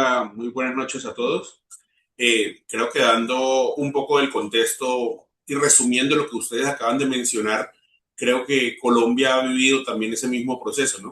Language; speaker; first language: Spanish; native; Spanish